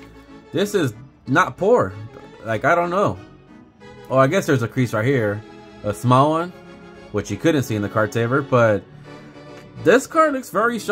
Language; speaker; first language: English; native; English